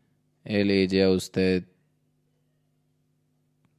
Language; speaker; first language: Spanish; non-native, learner; Hindi